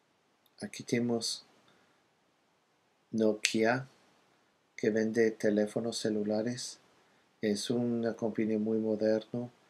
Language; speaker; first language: Spanish; non-native, fluent; English